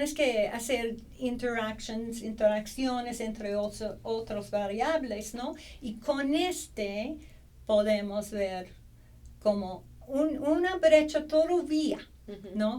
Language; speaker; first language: Spanish; non-native, fluent; English